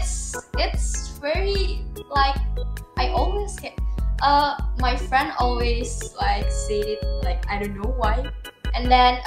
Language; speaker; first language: English; non-native, learner; Indonesian